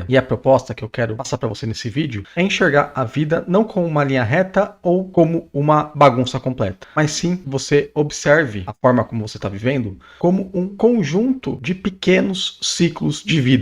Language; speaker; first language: Portuguese; native; Portuguese